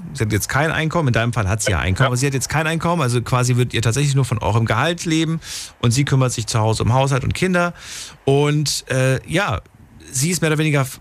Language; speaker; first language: German; non-native, fluent; Slovak